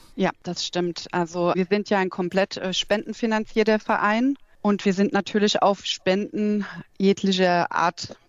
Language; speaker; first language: German; native; German